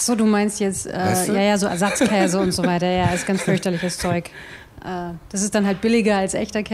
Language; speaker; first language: German; native; German